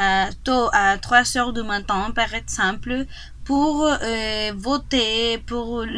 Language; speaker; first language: French; non-native, learner; Spanish